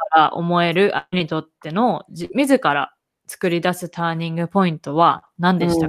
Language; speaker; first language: Japanese; native; Japanese